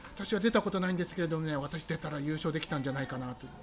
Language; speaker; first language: Japanese; native; Japanese